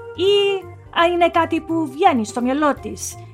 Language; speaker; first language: Greek; early bilingual, heritage; Greek